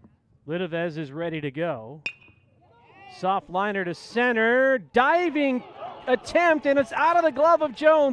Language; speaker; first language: English; native; English